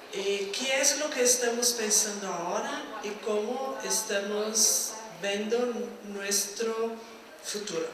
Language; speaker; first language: Spanish; non-native, fluent; Portuguese